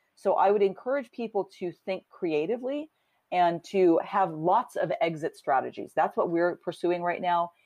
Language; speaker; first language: English; native; English